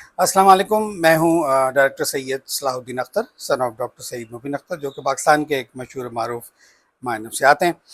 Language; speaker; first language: Urdu; native; Urdu